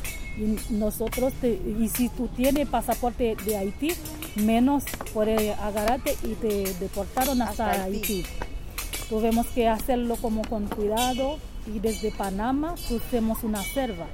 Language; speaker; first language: Spanish; non-native, learner; Haitian Creole